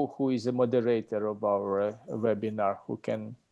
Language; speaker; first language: English; non-native, learner; Ukrainian